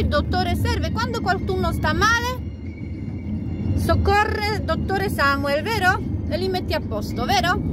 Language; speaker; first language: Italian; non-native, learner; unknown